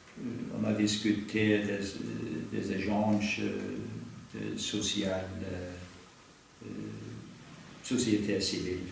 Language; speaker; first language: French; non-native, fluent; Norwegian